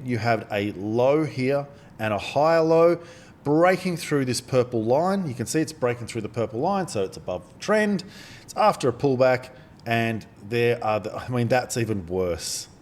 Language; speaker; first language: English; native; English